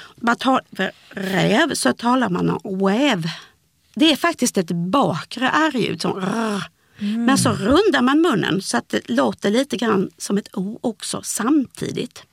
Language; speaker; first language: Swedish; native; Swedish